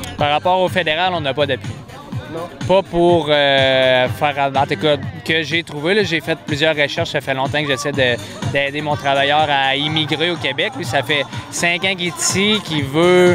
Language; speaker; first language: French; native; French